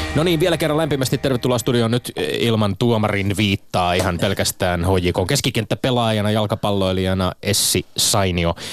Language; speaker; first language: Finnish; native; Finnish